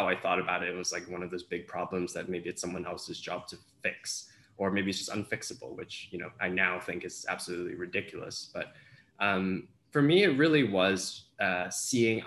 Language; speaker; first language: English; non-native, local second language; Cantonese